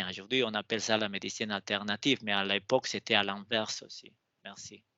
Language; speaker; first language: French; non-native, fluent; Spanish